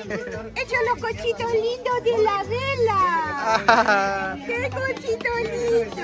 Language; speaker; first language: Spanish; early bilingual, heritage; Spanish